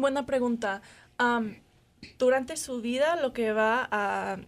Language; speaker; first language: Spanish; non-native, learner; English